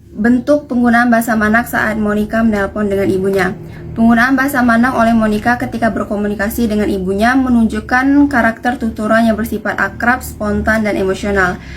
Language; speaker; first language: Indonesian; non-native, local second language; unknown